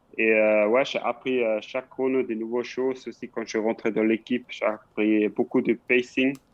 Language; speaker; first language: French; non-native, local second language; Swiss German